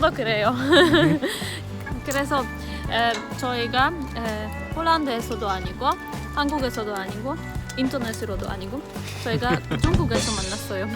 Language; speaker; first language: Korean; non-native, fluent; Polish